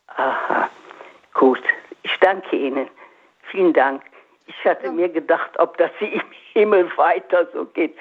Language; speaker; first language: German; native; German